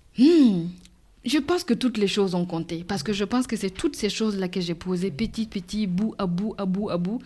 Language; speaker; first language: French; non-native, local second language; Mossi